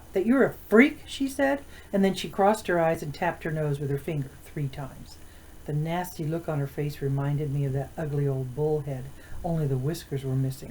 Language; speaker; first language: English; native; English